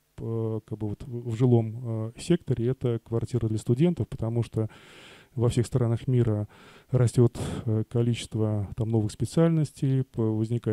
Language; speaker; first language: Russian; native; Russian